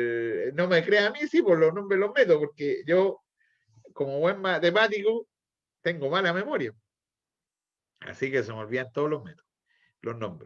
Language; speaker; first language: Spanish; native; Spanish